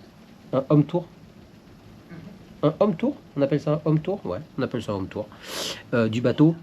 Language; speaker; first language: French; native; French